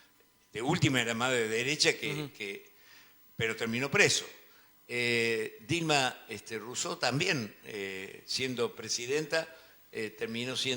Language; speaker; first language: Spanish; native; Spanish